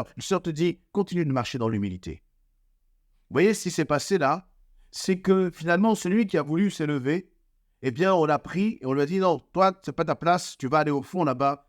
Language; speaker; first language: French; native; French